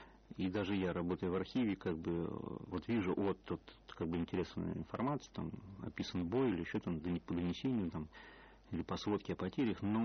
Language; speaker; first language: Russian; native; Russian